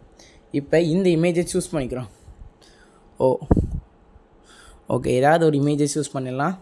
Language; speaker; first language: Tamil; native; Tamil